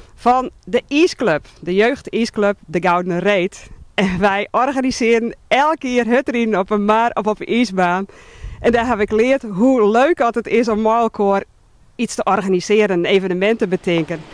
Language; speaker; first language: Dutch; non-native, local second language; Western Frisian